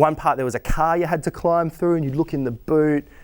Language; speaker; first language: English; native; English